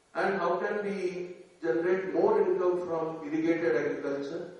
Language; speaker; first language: English; non-native, local second language; Telugu